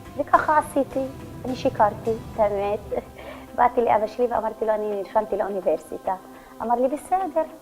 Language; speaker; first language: Hebrew; non-native, local second language; Arabic